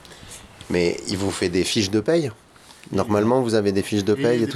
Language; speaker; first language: French; native; French